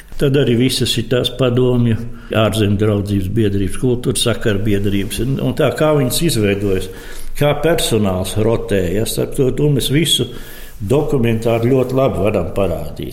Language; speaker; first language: Latvian; native; Latvian